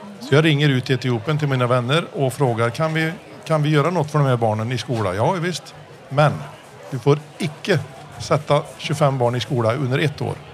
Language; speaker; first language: Swedish; early bilingual, heritage; Swedish